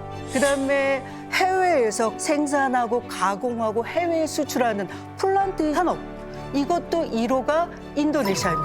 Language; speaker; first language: Korean; native; Korean